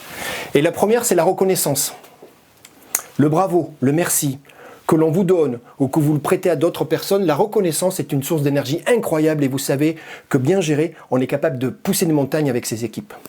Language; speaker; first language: French; native; French